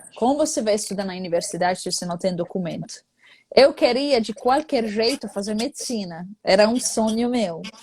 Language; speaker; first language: Portuguese; non-native, fluent; Arabic